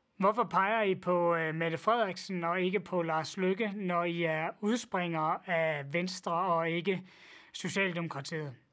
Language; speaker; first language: Danish; native; Danish